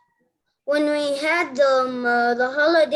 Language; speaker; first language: English; non-native, learner; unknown